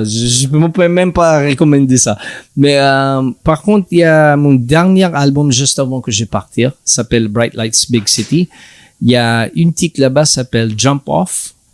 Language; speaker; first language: French; non-native, learner; English